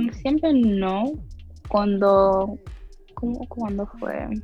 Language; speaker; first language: Spanish; early bilingual, heritage; English